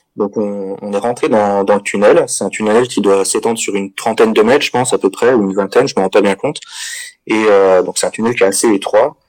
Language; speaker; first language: French; native; French